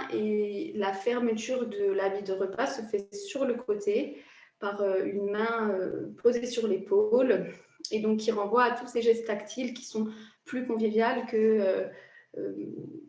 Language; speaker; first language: French; native; French